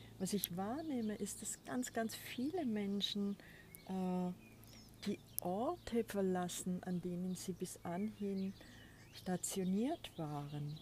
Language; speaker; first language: German; native; German